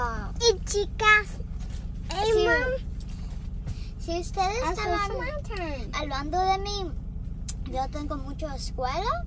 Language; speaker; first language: Spanish; early bilingual, heritage; Spanish